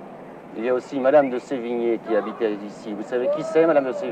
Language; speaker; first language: French; native; French